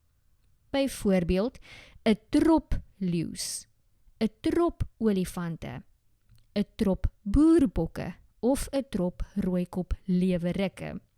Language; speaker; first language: Afrikaans; native; Afrikaans